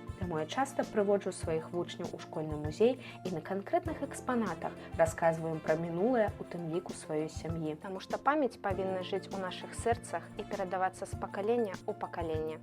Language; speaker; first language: Belarusian; native; Belarusian